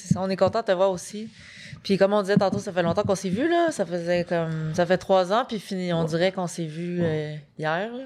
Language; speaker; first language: French; native; French